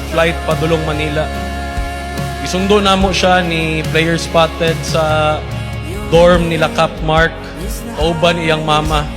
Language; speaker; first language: Cebuano; native; Cebuano